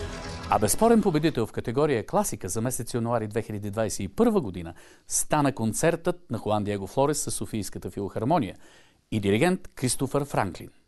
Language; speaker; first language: Bulgarian; native; Bulgarian